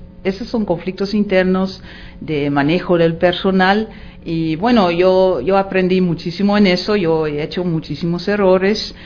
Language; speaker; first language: Spanish; non-native, fluent; Dutch